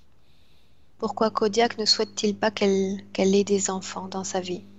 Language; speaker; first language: French; native; French